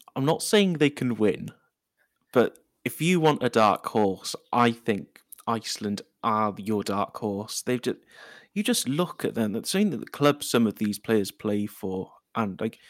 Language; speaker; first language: English; native; English